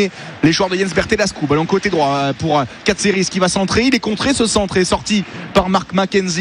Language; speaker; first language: French; native; French